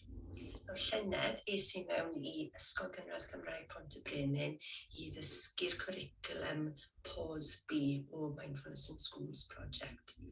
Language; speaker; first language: Welsh; native; Welsh